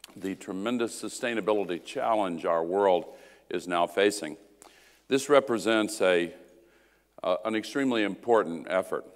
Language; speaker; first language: English; native; English